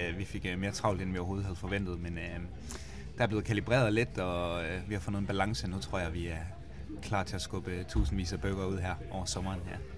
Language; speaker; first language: Danish; native; Danish